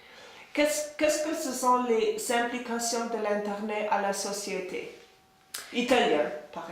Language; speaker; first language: French; non-native, fluent; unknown